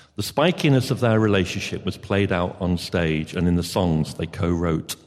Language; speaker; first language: English; native; English